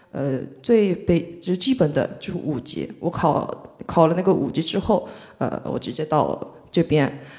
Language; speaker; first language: Chinese; non-native, fluent; Korean